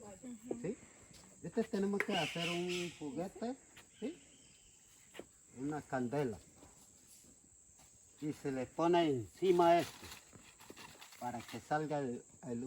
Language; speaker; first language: Spanish; non-native, local second language; Ticuna